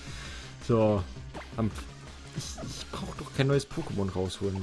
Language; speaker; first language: German; native; German